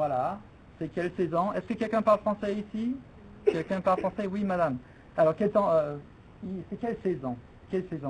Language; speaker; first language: French; non-native, fluent; English